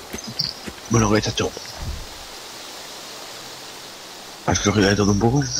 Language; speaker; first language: Spanish; native; Spanish